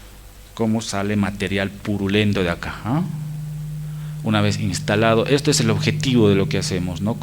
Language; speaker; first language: Spanish; native; Spanish